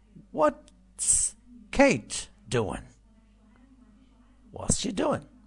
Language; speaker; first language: English; non-native, fluent; Persian